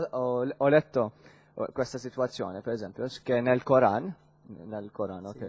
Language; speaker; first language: Italian; non-native, learner; Maltese